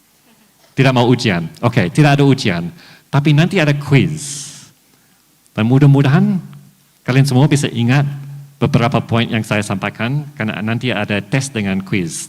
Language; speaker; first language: Indonesian; non-native, fluent; English